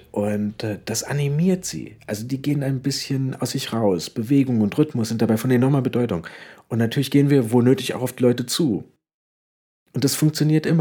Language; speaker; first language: German; native; German